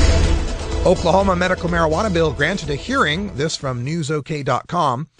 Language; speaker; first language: English; native; English